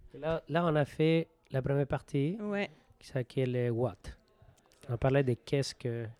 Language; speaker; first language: French; non-native, fluent; Spanish